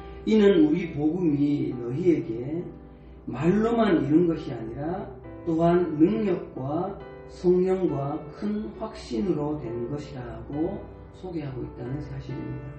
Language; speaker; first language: Korean; native; Korean